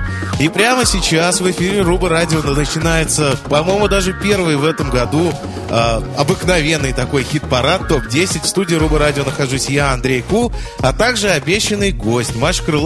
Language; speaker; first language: Russian; native; Russian